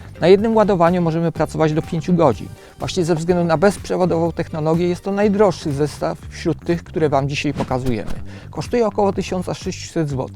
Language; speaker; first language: Polish; native; Polish